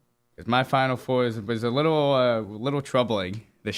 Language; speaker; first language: English; native; English